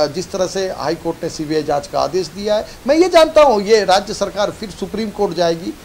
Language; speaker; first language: Hindi; native; Hindi